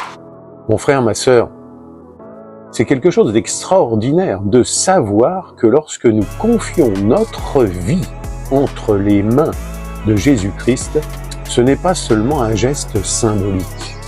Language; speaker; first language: French; native; French